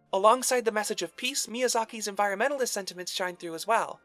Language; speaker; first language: English; native; English